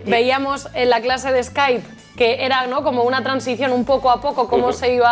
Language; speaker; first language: Spanish; native; Spanish